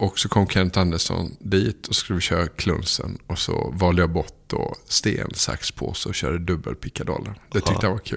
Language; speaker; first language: Swedish; native; Swedish